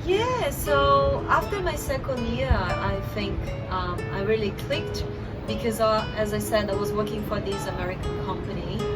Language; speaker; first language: English; non-native, fluent; Portuguese